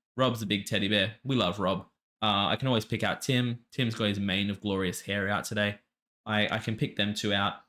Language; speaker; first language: English; native; English